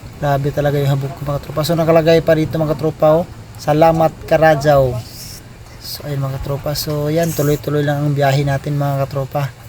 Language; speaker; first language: Filipino; non-native, local second language; Surigaonon